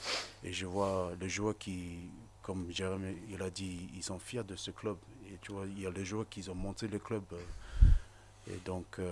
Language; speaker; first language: French; non-native, fluent; English